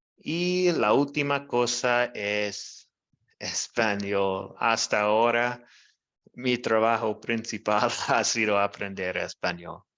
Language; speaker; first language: Spanish; non-native, learner; English